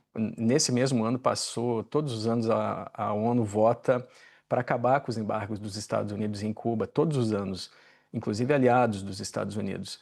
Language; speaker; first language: Portuguese; native; Portuguese